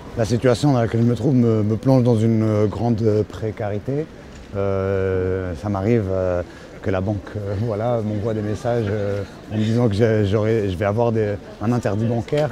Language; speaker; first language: French; non-native, local second language; Arabic